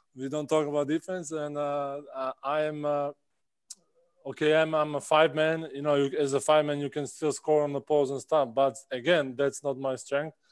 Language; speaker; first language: English; non-native, fluent; Czech